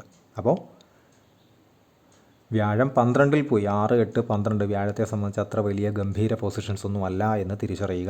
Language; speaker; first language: Malayalam; native; Malayalam